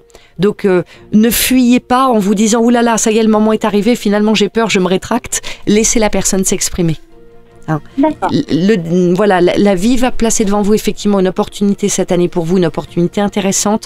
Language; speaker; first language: French; native; French